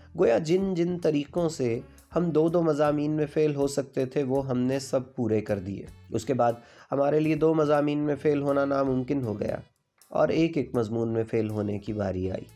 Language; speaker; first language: Urdu; non-native, local second language; Punjabi